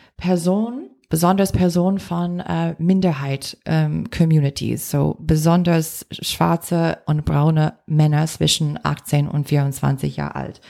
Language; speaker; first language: German; non-native, fluent; English